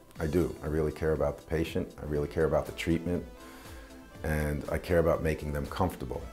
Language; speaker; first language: English; native; English